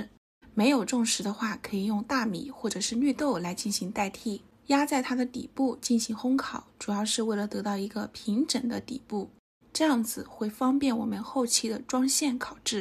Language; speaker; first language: Chinese; native; Chinese